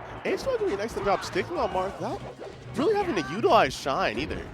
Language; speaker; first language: English; native; English